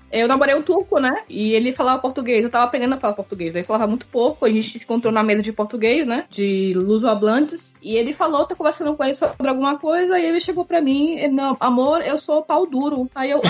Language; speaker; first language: Portuguese; native; Portuguese